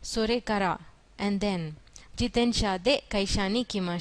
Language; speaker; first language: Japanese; non-native, fluent; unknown